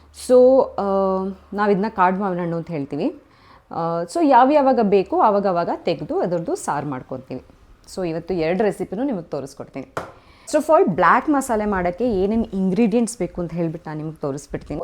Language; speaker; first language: Kannada; non-native, local second language; Kodava